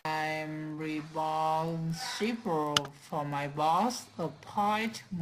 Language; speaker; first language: English; non-native, learner; Vietnamese